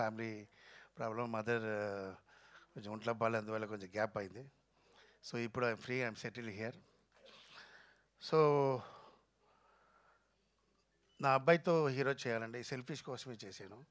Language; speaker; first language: Telugu; non-native, local second language; Tamil